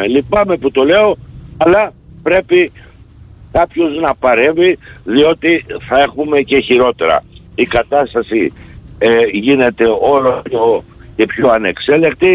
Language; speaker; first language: Greek; native; Greek